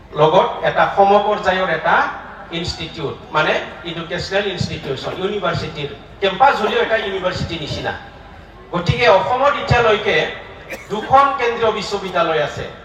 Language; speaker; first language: Assamese; non-native, local second language; Bodo